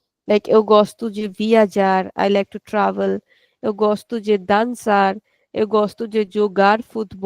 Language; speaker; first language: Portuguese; non-native, fluent; Hindi